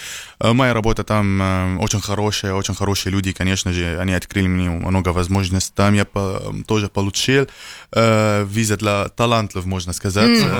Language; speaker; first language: Russian; non-native, learner; Arabic